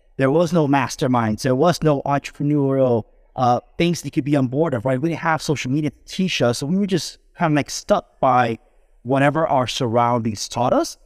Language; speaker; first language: English; early bilingual, other home language; Spanish